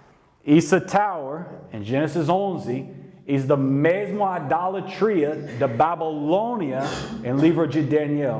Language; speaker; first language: Portuguese; non-native, learner; English